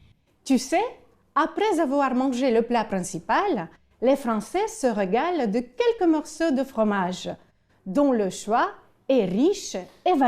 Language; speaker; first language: French; non-native, fluent; Ukrainian